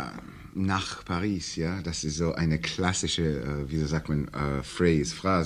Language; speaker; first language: German; non-native, learner; English